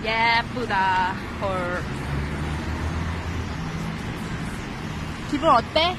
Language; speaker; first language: Korean; non-native, learner; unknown